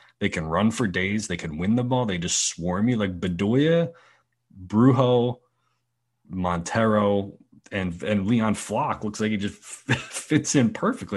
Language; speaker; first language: English; native; English